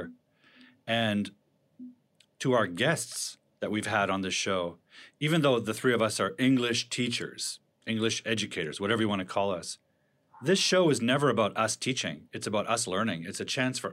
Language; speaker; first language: English; native; English